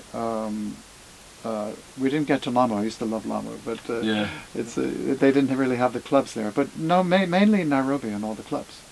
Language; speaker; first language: English; native; English